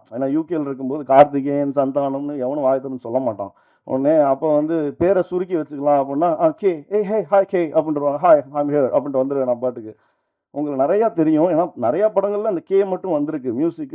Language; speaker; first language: Tamil; native; Tamil